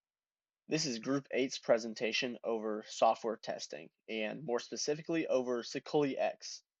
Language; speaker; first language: English; native; English